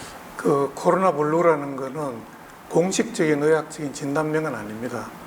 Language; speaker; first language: Korean; native; Korean